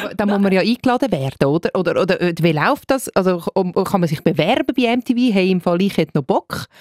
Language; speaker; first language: German; native; German